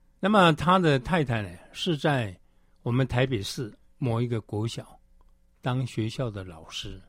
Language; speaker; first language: Chinese; native; Chinese